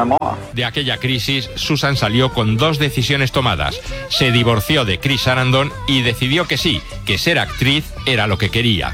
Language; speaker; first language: Spanish; native; Spanish